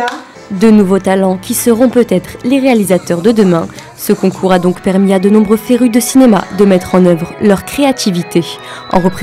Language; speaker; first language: French; non-native, local second language; Arabic